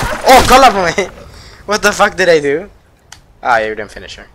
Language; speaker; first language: English; non-native, fluent; Swedish